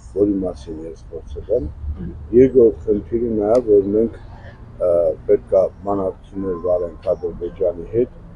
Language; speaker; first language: Armenian; native; Armenian